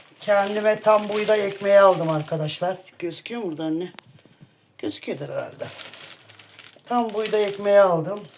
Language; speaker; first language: Turkish; native; Turkish